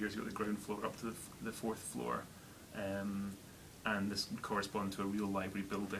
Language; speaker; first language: English; native; English